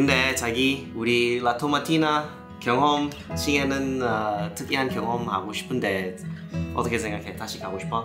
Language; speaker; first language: Korean; non-native, learner; English